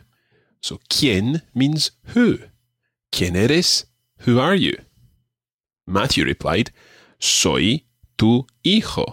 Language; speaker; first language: Spanish; non-native, fluent; English